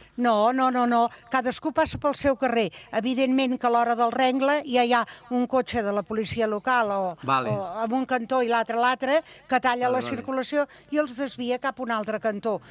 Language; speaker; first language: Catalan; native; Catalan